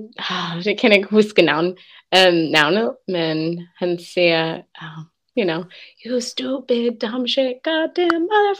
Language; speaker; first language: Danish; non-native, learner; English